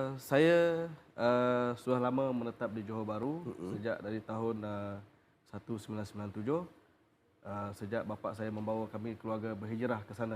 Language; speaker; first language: Malay; non-native, local second language; Iban